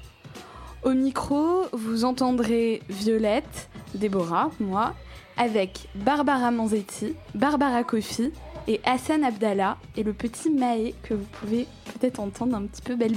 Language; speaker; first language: French; native; French